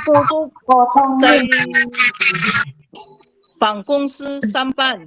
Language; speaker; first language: Chinese; non-native, learner; Cebuano